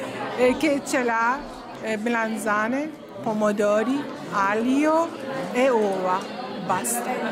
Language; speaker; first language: Italian; non-native, learner; Persian